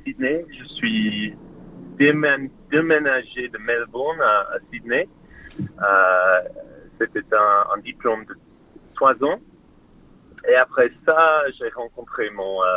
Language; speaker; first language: French; non-native, learner; English